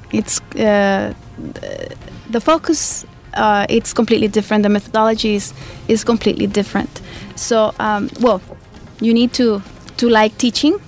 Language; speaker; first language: English; non-native, fluent; Spanish